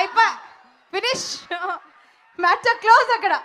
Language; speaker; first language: Telugu; native; Telugu